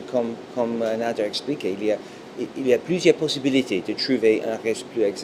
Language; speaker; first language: French; non-native, fluent; English